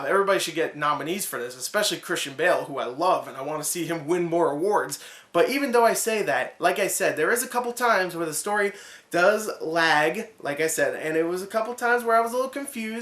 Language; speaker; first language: English; native; English